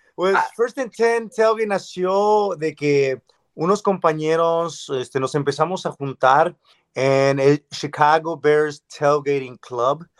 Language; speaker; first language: Spanish; early bilingual, other home language; English